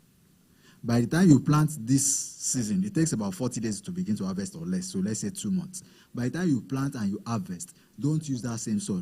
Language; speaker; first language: English; non-native, local second language; Yoruba